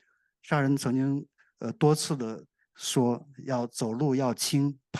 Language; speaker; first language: Chinese; native; Chinese